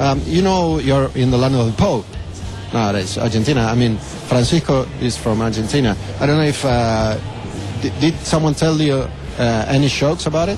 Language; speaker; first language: English; non-native, fluent; Spanish